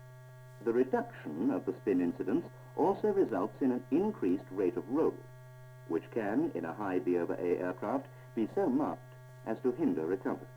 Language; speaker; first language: English; native; English